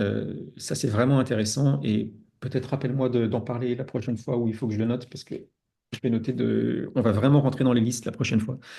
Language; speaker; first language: French; native; French